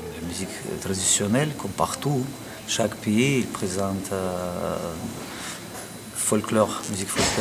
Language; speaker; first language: French; non-native, learner; Russian